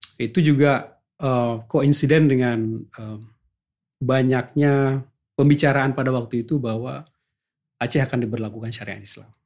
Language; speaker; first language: Indonesian; non-native, local second language; Achinese